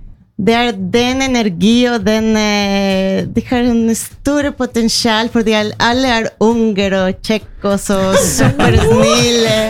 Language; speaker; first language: Norwegian; non-native, learner; Spanish